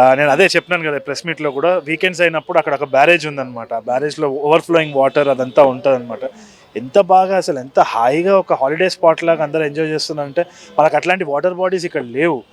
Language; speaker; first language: Telugu; native; Telugu